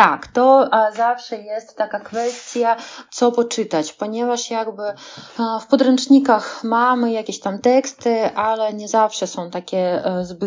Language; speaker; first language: Polish; non-native, fluent; Russian